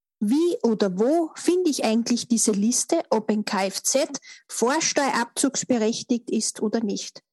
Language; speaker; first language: German; native; German